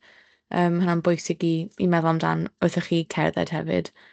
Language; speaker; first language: Welsh; non-native, local second language; English